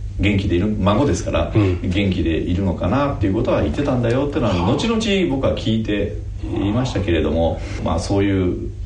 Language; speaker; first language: Japanese; native; Japanese